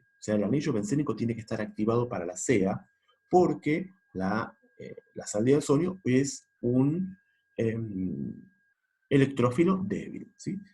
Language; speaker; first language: Spanish; native; Spanish